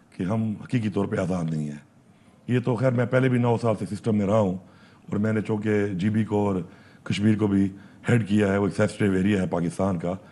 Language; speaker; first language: Urdu; non-native, local second language; Pashto